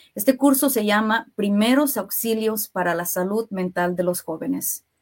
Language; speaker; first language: Spanish; early bilingual, heritage; Spanish